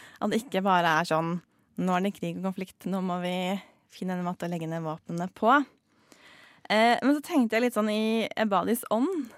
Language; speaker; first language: Norwegian; native; Norwegian